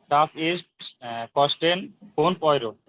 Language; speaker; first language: German; non-native, learner; Bangla